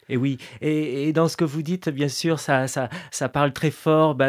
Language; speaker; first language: French; native; French